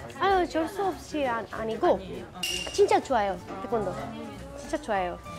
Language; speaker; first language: Korean; non-native, learner; Spanish